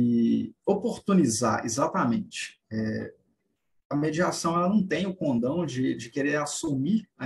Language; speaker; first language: Portuguese; native; Portuguese